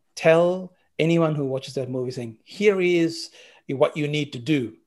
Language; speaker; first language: English; non-native, local second language; Sinhala